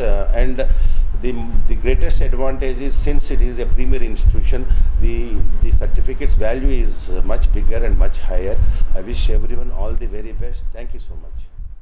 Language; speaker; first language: English; non-native, local second language; Telugu